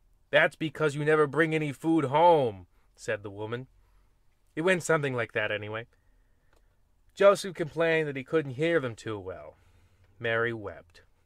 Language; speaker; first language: English; native; English